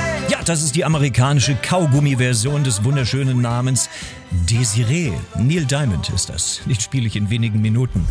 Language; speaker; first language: German; native; German